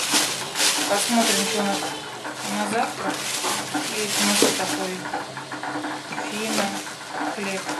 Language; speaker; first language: Russian; native; Russian